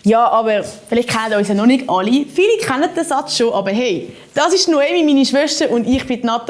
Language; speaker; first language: German; native; German